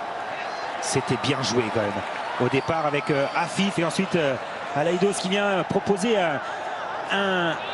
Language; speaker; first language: French; native; French